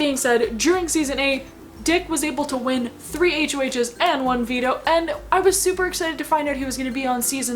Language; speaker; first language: English; native; English